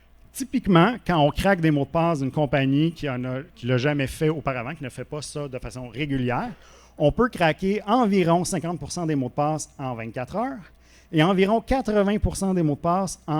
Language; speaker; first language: French; native; French